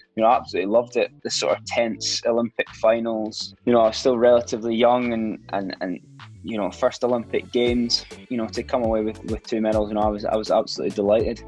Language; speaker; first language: English; native; English